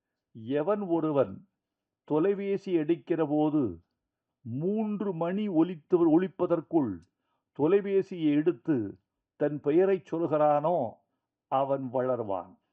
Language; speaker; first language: Tamil; native; Tamil